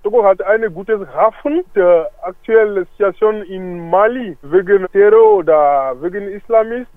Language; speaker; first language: German; non-native, learner; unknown